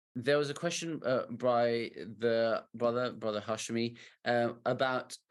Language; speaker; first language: English; native; English